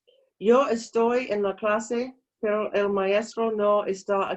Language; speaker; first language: Spanish; non-native, learner; English